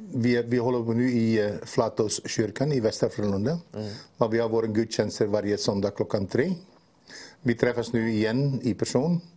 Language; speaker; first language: Swedish; non-native, fluent; Dutch